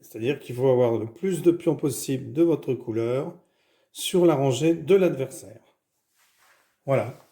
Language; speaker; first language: French; native; French